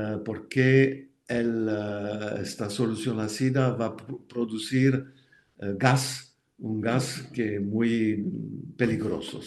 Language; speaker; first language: Spanish; non-native, fluent; French